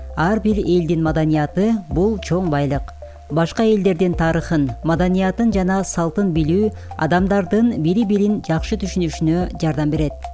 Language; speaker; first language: Kyrgyz; native; Kyrgyz